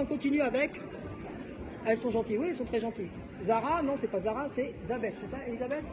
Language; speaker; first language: French; native; French